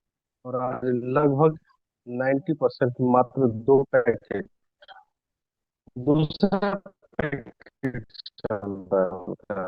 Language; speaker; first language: Hindi; native; Hindi